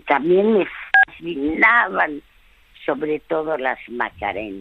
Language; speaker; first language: Spanish; early bilingual, other home language; French